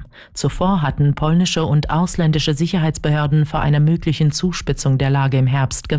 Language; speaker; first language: German; native; German